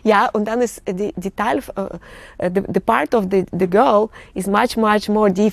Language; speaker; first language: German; non-native, fluent; Russian